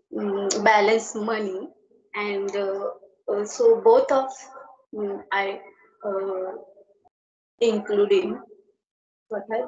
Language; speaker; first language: English; non-native, learner; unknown